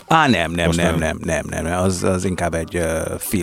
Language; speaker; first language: Hungarian; non-native, fluent; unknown